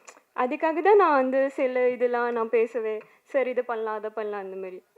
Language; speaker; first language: Tamil; non-native, learner; Bangla